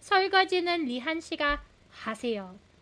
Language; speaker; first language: Korean; non-native, fluent; Filipino